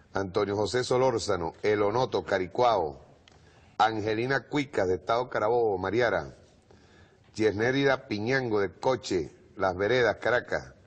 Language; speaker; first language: Spanish; native; Spanish